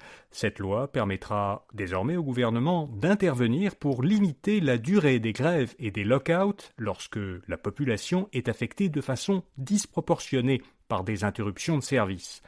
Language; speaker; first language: French; native; French